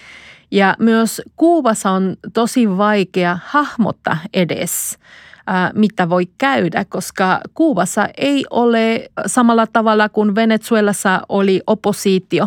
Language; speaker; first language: Finnish; non-native, fluent; Spanish